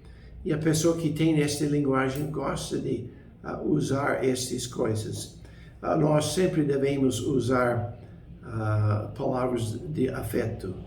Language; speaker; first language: Portuguese; non-native, fluent; English